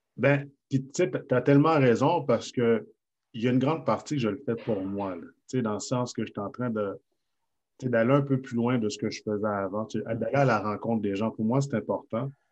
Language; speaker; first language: French; native; French